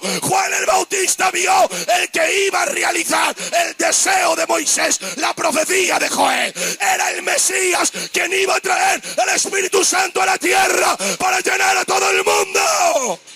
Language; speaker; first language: Spanish; native; Spanish